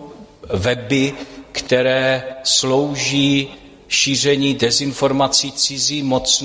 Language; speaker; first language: Czech; native; Czech